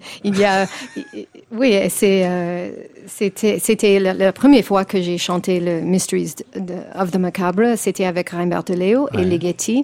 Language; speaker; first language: French; non-native, fluent; English